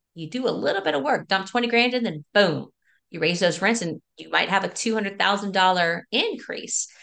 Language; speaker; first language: English; native; English